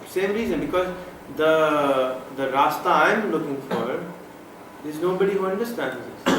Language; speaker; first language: English; non-native, local second language; Urdu